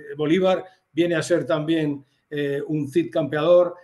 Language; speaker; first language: Spanish; native; Spanish